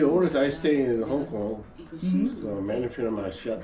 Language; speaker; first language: English; non-native, learner; Korean